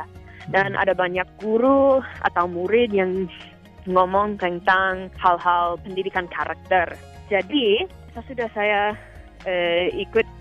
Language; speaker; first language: Indonesian; non-native, fluent; English